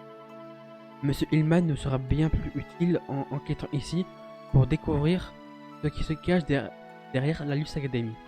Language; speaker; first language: French; native; French